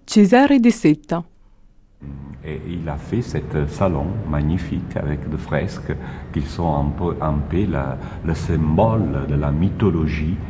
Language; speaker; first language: French; non-native, fluent; Italian